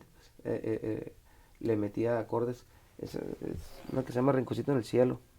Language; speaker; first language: Spanish; native; Spanish